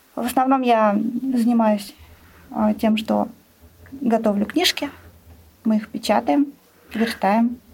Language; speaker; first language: Russian; native; Russian